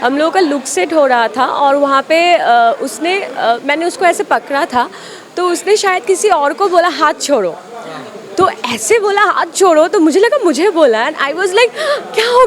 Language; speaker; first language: Hindi; non-native, local second language; Bangla